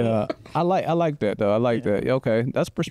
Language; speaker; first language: English; native; English